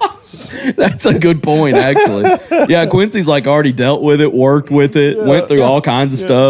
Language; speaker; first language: English; native; English